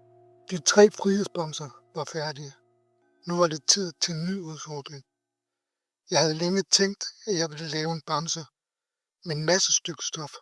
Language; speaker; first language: Danish; native; Danish